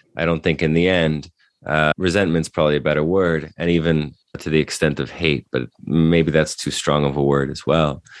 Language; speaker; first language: English; native; English